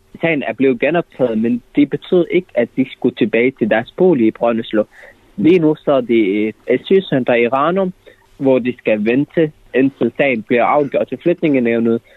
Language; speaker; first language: Danish; non-native, fluent; Arabic